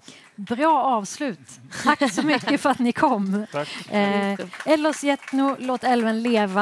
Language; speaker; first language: Swedish; native; Swedish